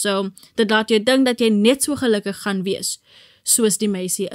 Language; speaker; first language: Afrikaans; non-native, local second language; English